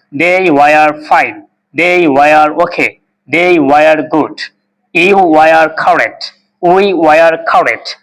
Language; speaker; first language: English; non-native, local second language; Bangla